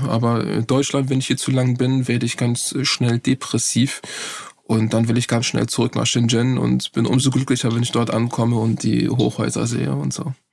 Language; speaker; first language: German; native; German